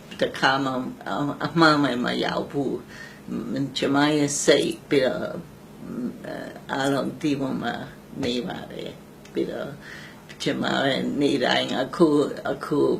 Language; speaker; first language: Burmese; non-native, learner; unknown